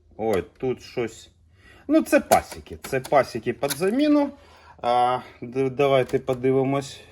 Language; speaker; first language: Ukrainian; non-native, local second language; Russian